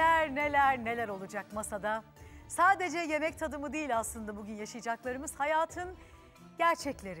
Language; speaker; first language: Turkish; native; Turkish